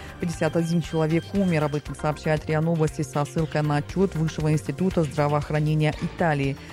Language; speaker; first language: Russian; non-native, local second language; Tajik